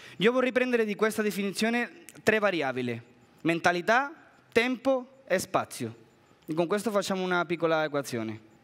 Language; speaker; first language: Italian; non-native, fluent; Spanish